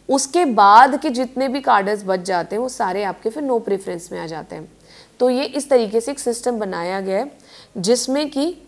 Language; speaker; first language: Hindi; native; Hindi